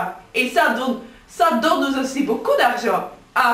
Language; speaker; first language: French; non-native, learner; Dutch